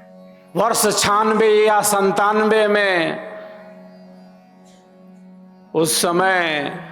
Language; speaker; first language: Hindi; native; Hindi